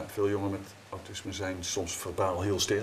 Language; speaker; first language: Dutch; native; Dutch